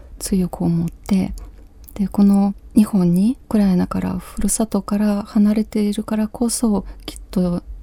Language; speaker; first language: Japanese; non-native, fluent; Ukrainian